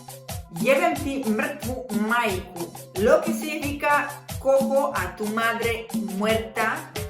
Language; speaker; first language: Spanish; non-native, fluent; Serbian